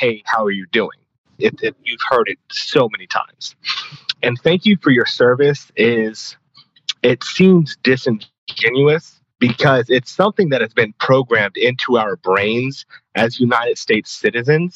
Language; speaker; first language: English; native; English